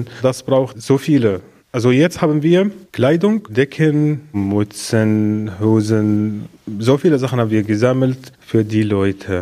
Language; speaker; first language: German; non-native, learner; Arabic